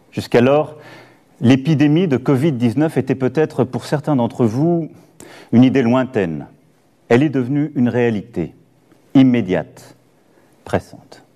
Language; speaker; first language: French; native; French